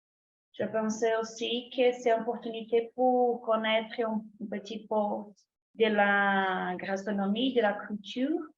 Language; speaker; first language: French; non-native, learner; Portuguese